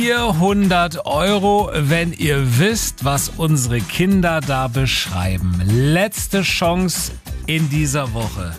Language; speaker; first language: German; native; German